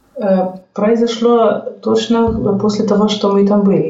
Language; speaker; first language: Russian; non-native, fluent; German